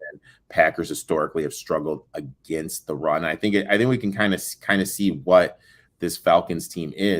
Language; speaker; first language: English; native; English